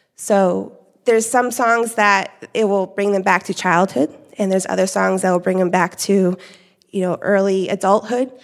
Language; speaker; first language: English; native; English